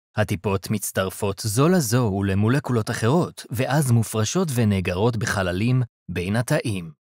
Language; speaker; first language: Hebrew; native; Hebrew